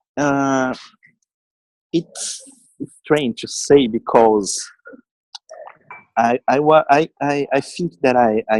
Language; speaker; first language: English; non-native, learner; Portuguese